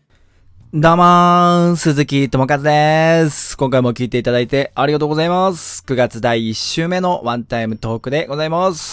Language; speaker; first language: Japanese; native; Japanese